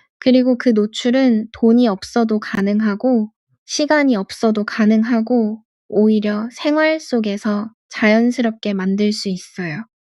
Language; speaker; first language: Korean; non-native, fluent; Arabic